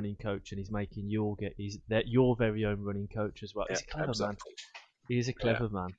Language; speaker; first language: English; native; English